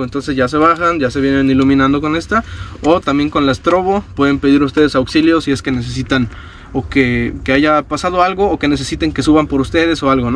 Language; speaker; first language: Spanish; native; Spanish